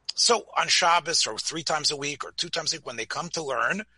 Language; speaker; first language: English; native; English